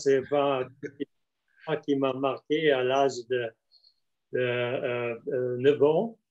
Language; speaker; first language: French; non-native, fluent; German